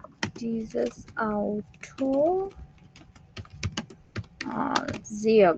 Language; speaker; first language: German; non-native, learner; Urdu